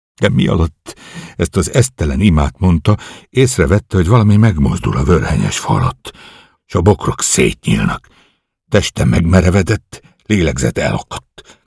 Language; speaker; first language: Hungarian; native; Hungarian